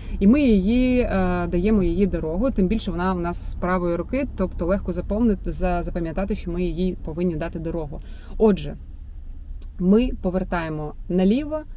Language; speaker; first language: Ukrainian; non-native, local second language; Russian